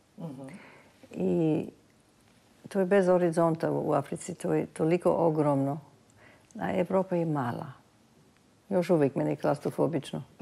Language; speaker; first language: Serbian; early bilingual, heritage; Serbian